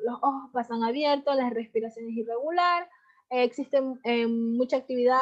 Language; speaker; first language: Spanish; native; Spanish